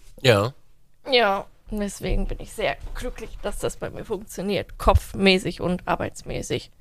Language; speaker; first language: German; native; German